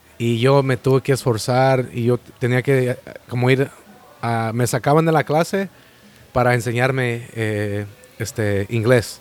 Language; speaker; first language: Spanish; native; Spanish